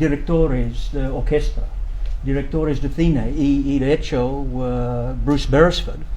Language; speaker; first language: Spanish; non-native, learner; English